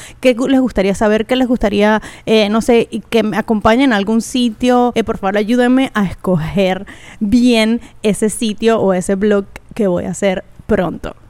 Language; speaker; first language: Spanish; native; Spanish